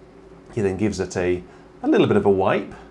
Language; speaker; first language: English; native; English